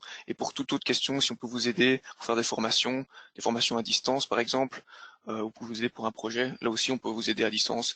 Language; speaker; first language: French; native; French